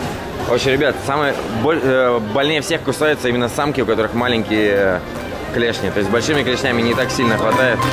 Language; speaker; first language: Russian; native; Russian